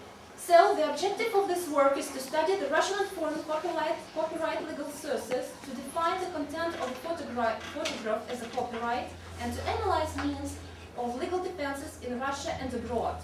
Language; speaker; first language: English; non-native, fluent; Russian